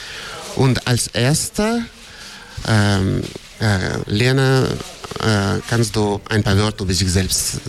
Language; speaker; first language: German; non-native, fluent; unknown